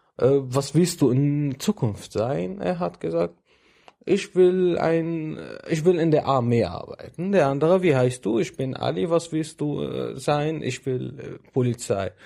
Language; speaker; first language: German; non-native, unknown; Arabic